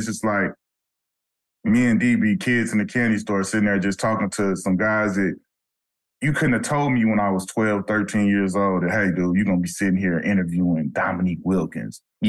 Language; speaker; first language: English; native; English